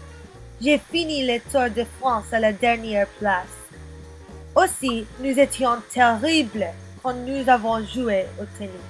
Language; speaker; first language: French; non-native, learner; English